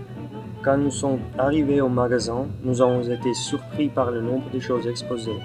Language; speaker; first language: French; non-native, fluent; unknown